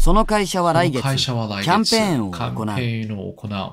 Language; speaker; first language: Japanese; non-native, learner; Korean